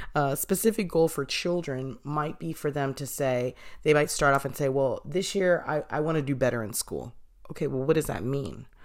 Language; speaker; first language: English; native; English